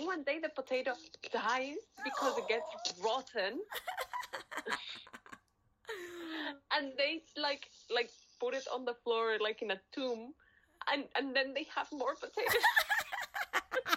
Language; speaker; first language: English; non-native, fluent; Catalan